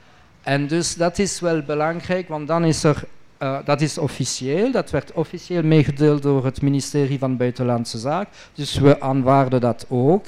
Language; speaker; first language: Dutch; non-native, local second language; French